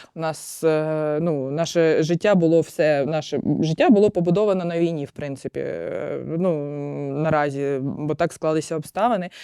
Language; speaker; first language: Ukrainian; non-native, local second language; Russian